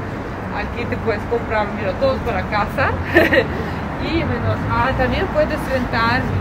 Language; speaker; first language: Spanish; non-native, learner; Russian